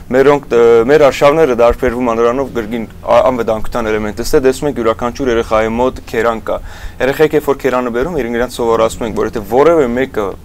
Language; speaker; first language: Armenian; early bilingual, heritage; Armenian